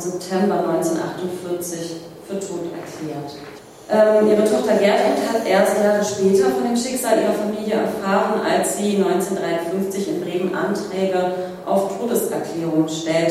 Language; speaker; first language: German; native; German